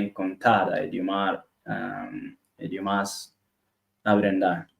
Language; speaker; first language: Spanish; non-native, learner; Arabic